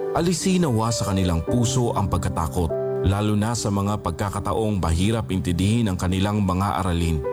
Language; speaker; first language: Filipino; non-native, local second language; Aklanon